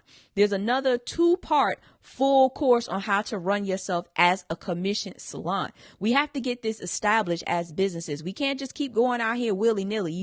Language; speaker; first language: English; native; English